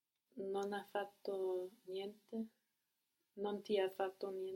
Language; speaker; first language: Italian; non-native, learner; English